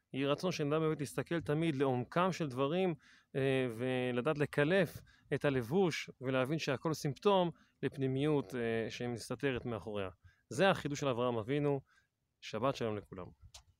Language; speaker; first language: Hebrew; native; Hebrew